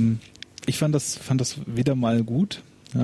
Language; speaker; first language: German; native; German